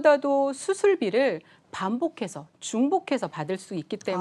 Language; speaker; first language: Korean; native; Korean